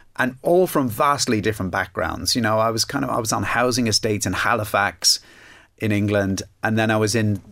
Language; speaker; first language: English; native; English